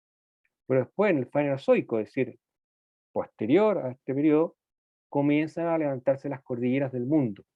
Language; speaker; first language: Spanish; native; Spanish